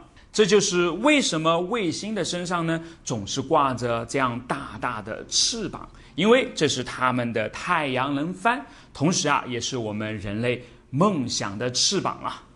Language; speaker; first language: Chinese; native; Chinese